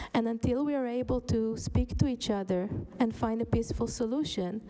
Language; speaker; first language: English; non-native, fluent; Hebrew